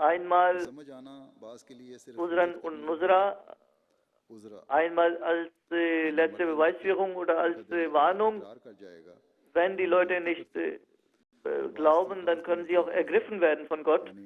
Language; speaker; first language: German; non-native, fluent; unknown